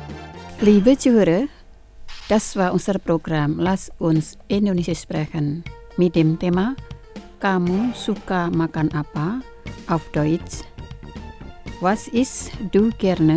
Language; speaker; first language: German; non-native, fluent; Indonesian